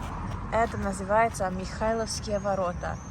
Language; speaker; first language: Russian; non-native, fluent; English